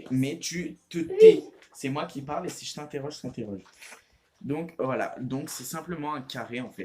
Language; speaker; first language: French; native; French